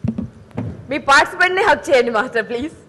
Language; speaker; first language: Telugu; native; Telugu